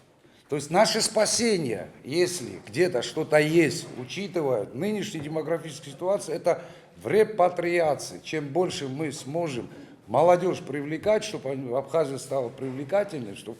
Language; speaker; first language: Russian; native; Russian